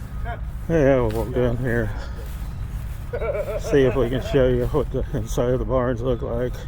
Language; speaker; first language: English; native; English